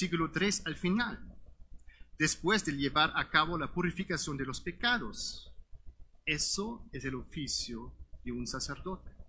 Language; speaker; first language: Spanish; non-native, fluent; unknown